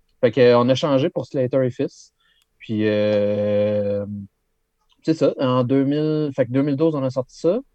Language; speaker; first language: French; native; French